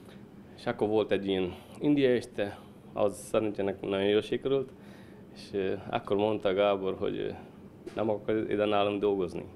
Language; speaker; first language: Hungarian; non-native, learner; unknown